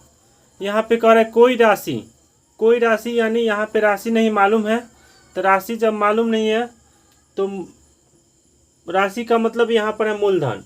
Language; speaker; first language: Hindi; native; Hindi